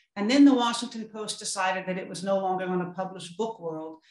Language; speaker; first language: English; native; English